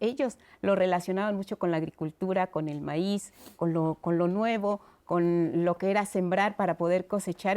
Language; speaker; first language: Spanish; native; Spanish